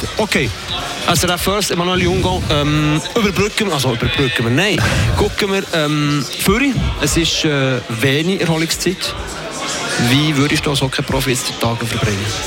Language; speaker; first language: German; native; German